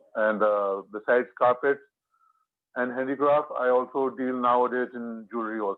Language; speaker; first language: English; non-native, local second language; Urdu